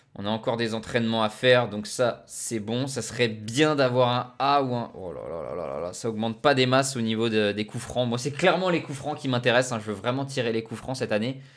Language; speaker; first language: French; native; French